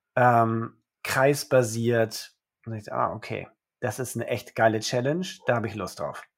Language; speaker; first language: German; native; German